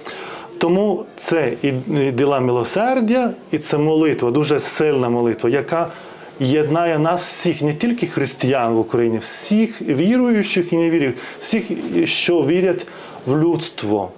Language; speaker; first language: Ukrainian; non-native, fluent; Lithuanian